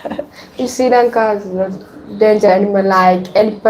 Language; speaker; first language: English; non-native, learner; Sinhala